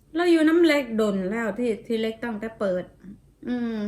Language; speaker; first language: Thai; non-native, local second language; Northeastern Thai